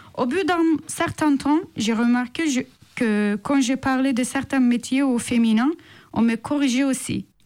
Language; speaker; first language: French; non-native, fluent; Turkish